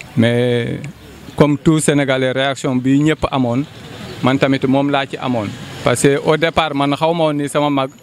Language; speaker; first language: Wolof; non-native, local second language; Jola-Fonyi